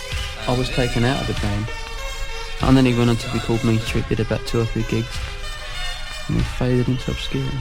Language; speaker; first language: English; native; English